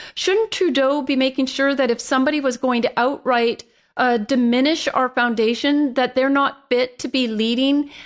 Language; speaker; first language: English; native; English